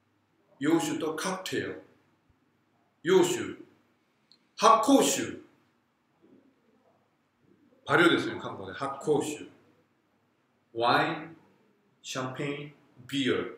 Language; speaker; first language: Japanese; non-native, fluent; Korean